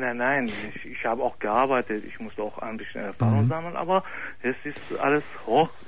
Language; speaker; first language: German; non-native, fluent; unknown